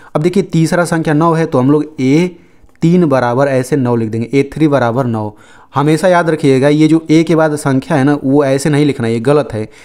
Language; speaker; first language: Hindi; native; Hindi